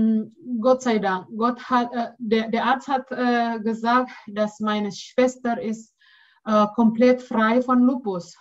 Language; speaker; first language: German; non-native, learner; Indonesian